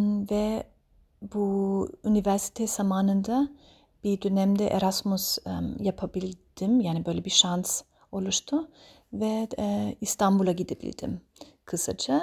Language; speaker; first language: Turkish; non-native, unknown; German